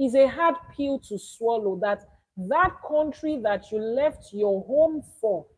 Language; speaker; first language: English; non-native, local second language; Yoruba